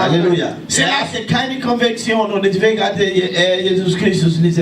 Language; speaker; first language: German; non-native, learner; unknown